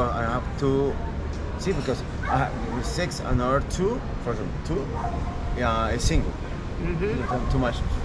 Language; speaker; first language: English; non-native, learner; Spanish